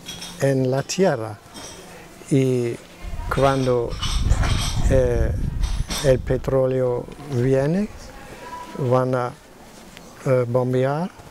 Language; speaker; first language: Spanish; non-native, learner; German